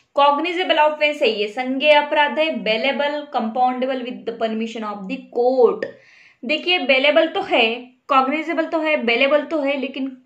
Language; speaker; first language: Hindi; non-native, local second language; Marathi